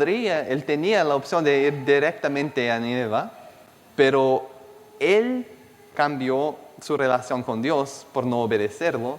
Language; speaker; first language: Spanish; non-native, fluent; Portuguese